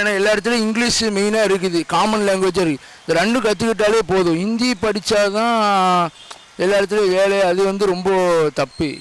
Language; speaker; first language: Tamil; native; Tamil